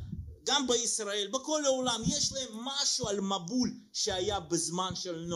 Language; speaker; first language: Hebrew; non-native, fluent; Russian